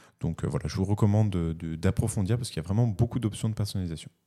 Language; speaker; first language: French; native; French